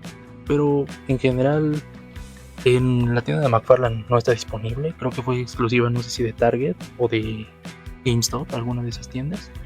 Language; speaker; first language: Spanish; native; Spanish